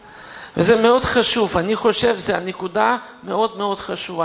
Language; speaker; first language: Hebrew; non-native, fluent; Russian